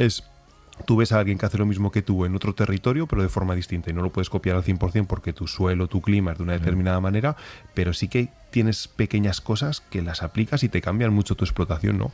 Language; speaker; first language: Spanish; native; Spanish